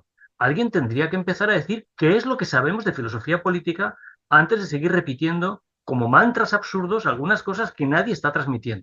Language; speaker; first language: Spanish; native; Spanish